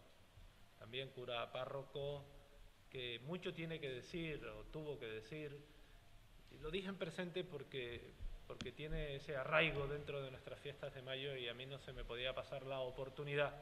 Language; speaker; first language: Spanish; native; Spanish